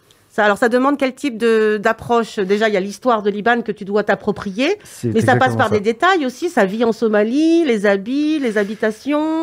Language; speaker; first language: French; native; French